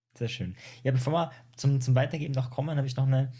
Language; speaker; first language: German; native; German